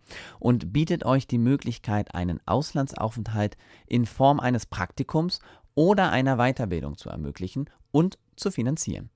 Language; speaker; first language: German; native; German